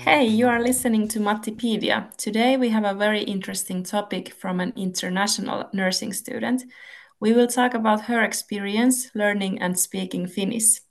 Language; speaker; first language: English; non-native, fluent; Finnish